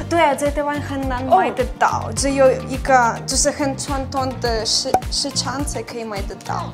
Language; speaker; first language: Chinese; non-native, learner; Ukrainian